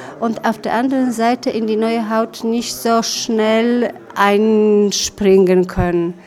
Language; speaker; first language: German; non-native, fluent; Polish